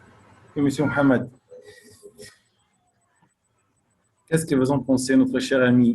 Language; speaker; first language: French; non-native, fluent; Arabic